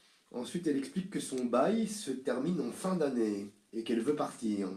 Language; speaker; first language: French; native; French